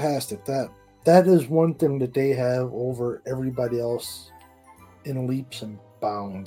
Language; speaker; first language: English; native; English